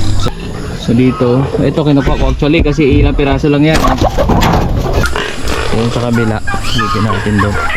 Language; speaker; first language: Filipino; native; Filipino